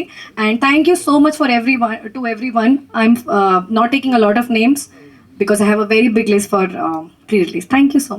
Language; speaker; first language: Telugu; non-native, fluent; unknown